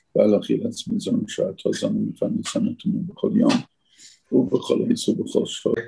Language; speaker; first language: Hebrew; native; Hebrew